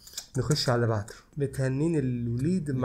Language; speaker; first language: Arabic; native; Arabic